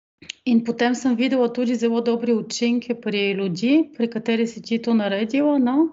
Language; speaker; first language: Slovenian; non-native, fluent; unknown